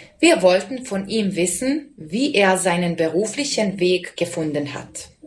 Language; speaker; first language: German; non-native, fluent; Serbian